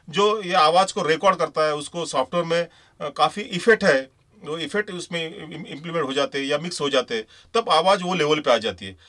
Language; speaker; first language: Hindi; non-native, local second language; Marathi